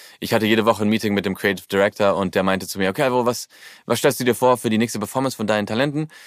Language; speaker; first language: German; early bilingual, heritage; German